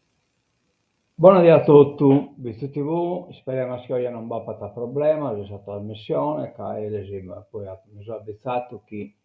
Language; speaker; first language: Italian; non-native, local second language; Sardinian